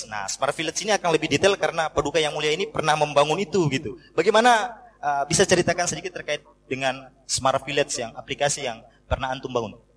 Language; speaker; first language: Indonesian; native; Indonesian